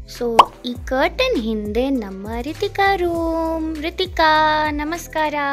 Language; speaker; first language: Kannada; non-native, local second language; Telugu